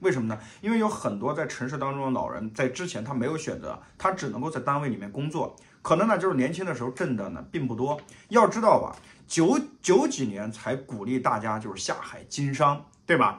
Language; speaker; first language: Chinese; native; Chinese